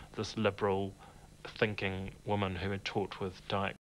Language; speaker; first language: English; native; English